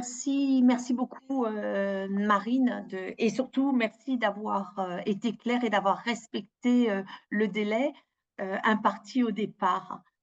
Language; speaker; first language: French; native; French